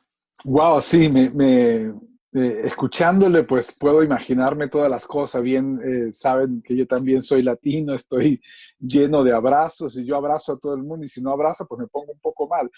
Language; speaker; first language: Spanish; native; Spanish